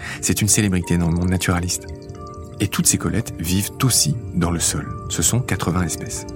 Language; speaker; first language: French; native; French